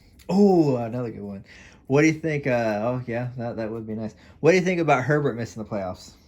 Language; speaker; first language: English; native; English